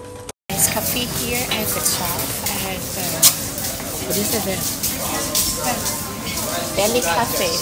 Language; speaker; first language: English; non-native, learner; Thai